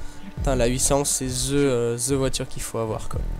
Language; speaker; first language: French; native; French